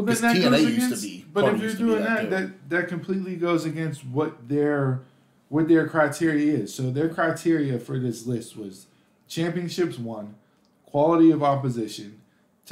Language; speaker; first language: English; native; English